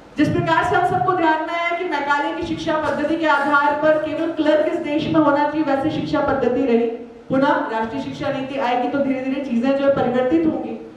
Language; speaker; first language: Hindi; native; Hindi